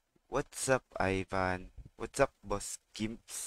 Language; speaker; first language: English; non-native, local second language; Filipino